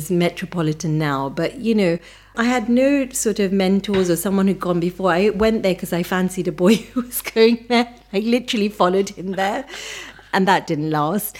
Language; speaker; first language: English; early bilingual, other home language; Punjabi